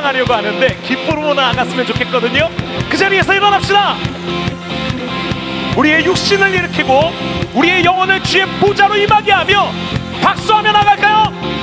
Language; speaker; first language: Korean; native; Korean